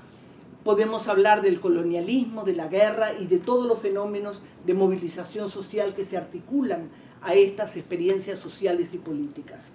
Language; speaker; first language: Spanish; native; Spanish